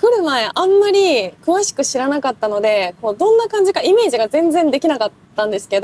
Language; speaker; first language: Japanese; native; Japanese